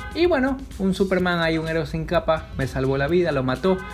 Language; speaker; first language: Spanish; native; Spanish